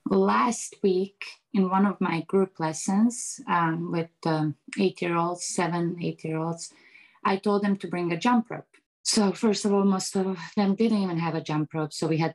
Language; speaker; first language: English; non-native, fluent; Bosnian